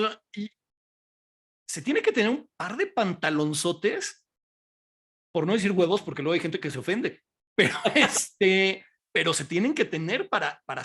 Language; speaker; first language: Spanish; native; Spanish